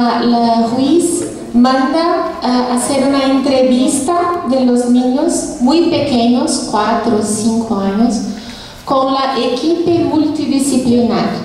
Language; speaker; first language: Spanish; non-native, fluent; Portuguese